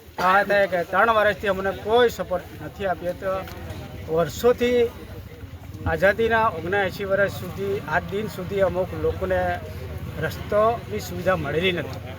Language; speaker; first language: Gujarati; non-native, local second language; Rathawi